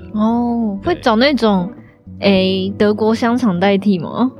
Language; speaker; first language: Chinese; native; Chinese